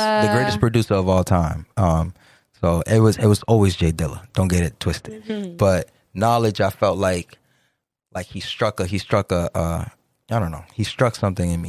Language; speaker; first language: English; early bilingual, other home language; Spanish